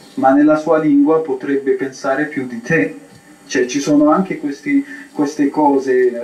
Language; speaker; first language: Italian; non-native, fluent; Amharic